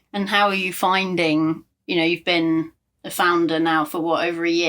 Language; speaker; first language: English; native; English